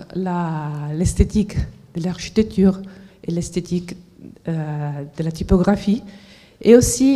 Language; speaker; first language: French; non-native, fluent; Italian